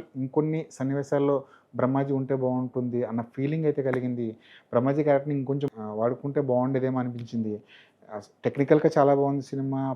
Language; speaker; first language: Telugu; native; Telugu